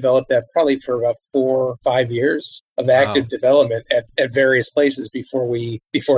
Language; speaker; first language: English; native; English